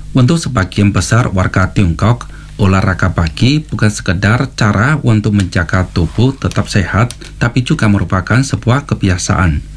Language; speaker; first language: Malay; non-native, fluent; Chinese